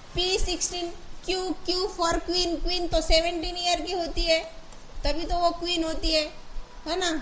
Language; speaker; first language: Hindi; non-native, local second language; Marathi